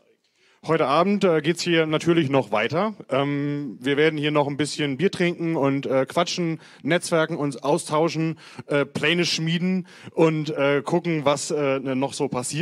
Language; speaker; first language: German; native; German